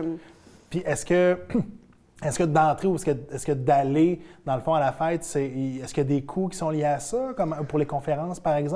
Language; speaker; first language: French; native; French